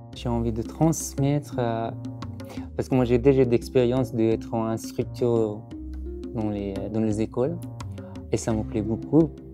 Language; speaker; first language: French; non-native, fluent; Persian